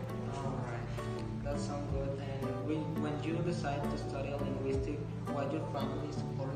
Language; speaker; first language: English; non-native, learner; Spanish